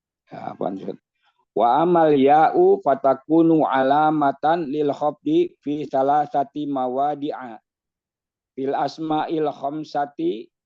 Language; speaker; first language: Arabic; non-native, learner; Indonesian